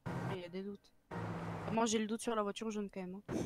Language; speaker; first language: French; native; French